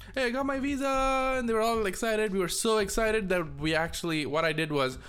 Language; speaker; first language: English; non-native, local second language; Tamil